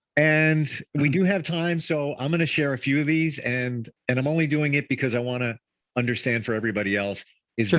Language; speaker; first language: English; native; English